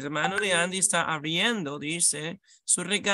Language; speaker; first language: Spanish; native; Spanish